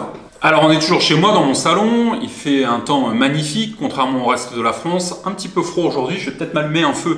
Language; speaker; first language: French; native; French